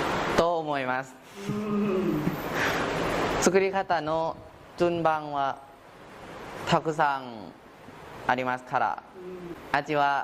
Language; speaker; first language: Japanese; non-native, learner; Thai